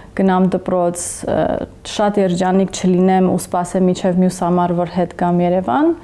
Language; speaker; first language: Armenian; early bilingual, heritage; English